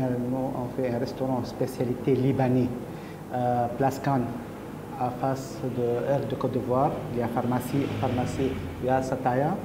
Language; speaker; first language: French; non-native, learner; Arabic